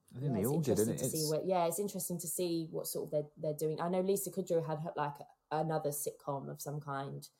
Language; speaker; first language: English; native; English